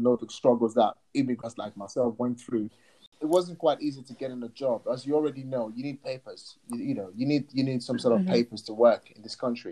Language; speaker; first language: English; non-native, local second language; Yoruba